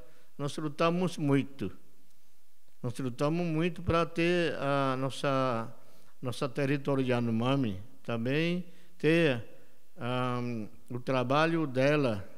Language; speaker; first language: Portuguese; non-native, local second language; Yanomámi